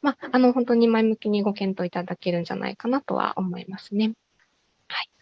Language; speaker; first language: Japanese; native; Japanese